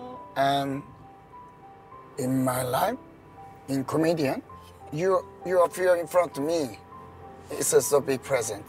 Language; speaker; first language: English; non-native, learner; Korean